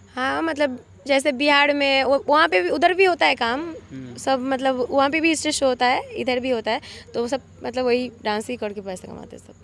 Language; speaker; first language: Hindi; non-native, local second language; Bangla